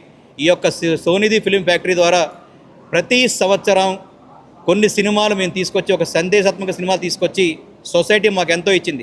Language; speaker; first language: Telugu; native; Telugu